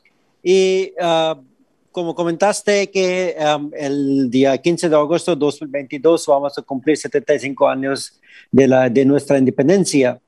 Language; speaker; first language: Spanish; non-native, fluent; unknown